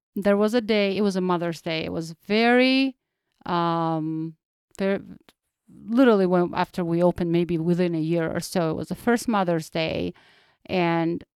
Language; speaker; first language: English; non-native, fluent; Georgian